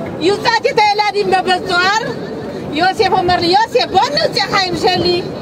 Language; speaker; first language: Hebrew; non-native, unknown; Amharic